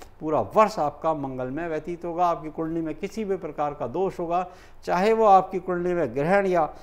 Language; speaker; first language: Hindi; native; Hindi